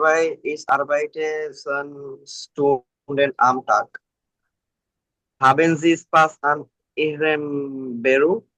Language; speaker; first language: German; non-native, learner; Bangla